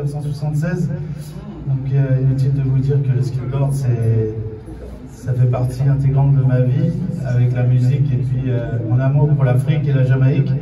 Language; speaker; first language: French; native; French